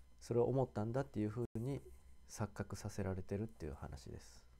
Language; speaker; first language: Japanese; native; Japanese